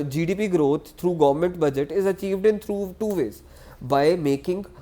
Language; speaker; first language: English; non-native, local second language; Punjabi